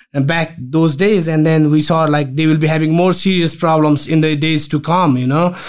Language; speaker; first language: English; non-native, local second language; Nepali